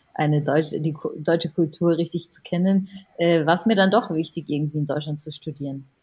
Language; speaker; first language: German; early bilingual, other home language; Japanese